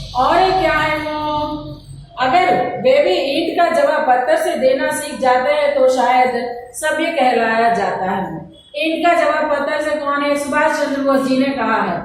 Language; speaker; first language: Hindi; non-native, local second language; Telugu